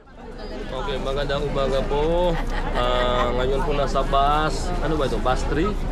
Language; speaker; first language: Filipino; non-native, fluent; Indonesian